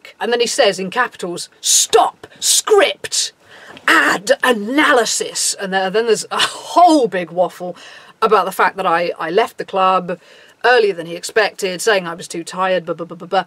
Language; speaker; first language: English; native; English